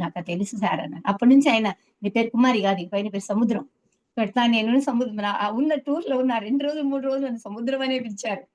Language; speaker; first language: Telugu; native; Telugu